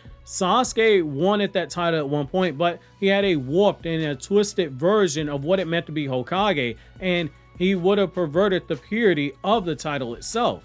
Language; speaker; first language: English; native; English